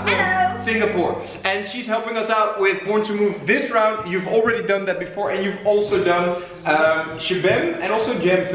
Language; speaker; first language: English; non-native, fluent; Dutch